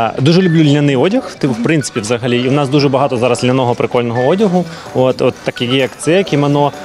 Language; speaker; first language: Ukrainian; non-native, local second language; Russian